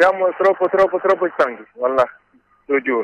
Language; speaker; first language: Italian; non-native, learner; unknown